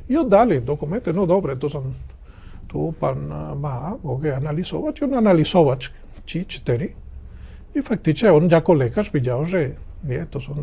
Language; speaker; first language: Polish; non-native, learner; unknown